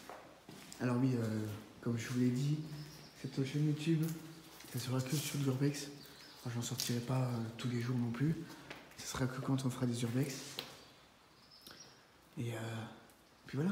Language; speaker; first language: French; native; French